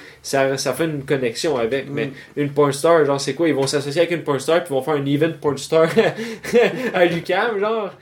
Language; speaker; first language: French; native; French